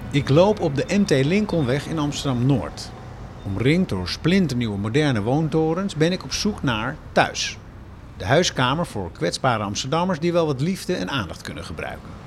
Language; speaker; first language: Dutch; native; Dutch